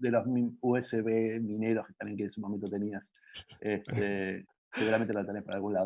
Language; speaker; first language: Spanish; native; Spanish